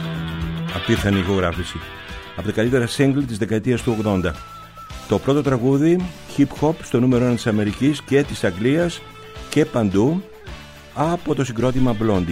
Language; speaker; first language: Greek; native; Greek